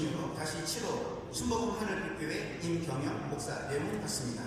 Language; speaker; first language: Korean; native; Korean